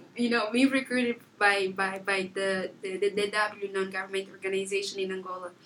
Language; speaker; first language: English; non-native, fluent; Portuguese